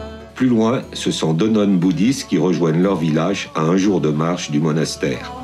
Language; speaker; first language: French; native; French